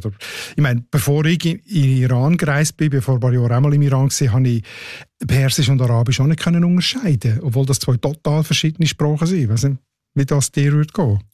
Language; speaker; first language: German; native; German